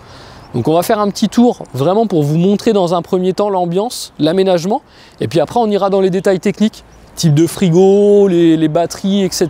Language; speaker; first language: French; native; French